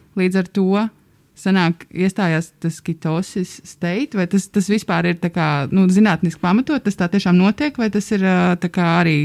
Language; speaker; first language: Latvian; native; Latvian